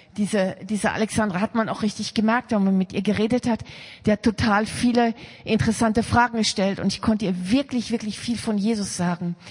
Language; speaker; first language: German; native; German